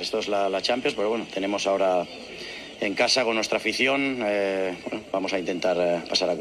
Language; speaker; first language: Spanish; native; Spanish